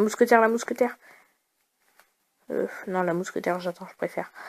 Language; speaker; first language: French; native; French